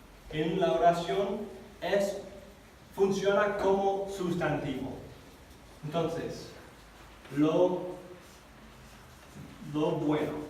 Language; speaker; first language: Spanish; non-native, fluent; English